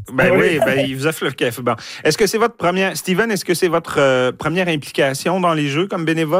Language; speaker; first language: French; native; French